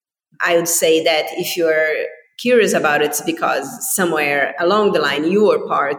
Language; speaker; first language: English; non-native, fluent; Portuguese